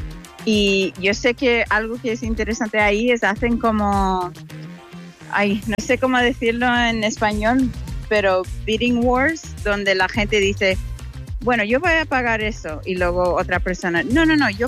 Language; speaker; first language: Spanish; non-native, fluent; English